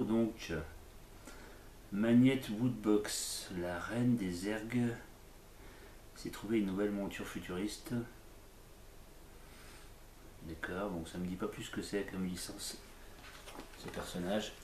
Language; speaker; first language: French; native; French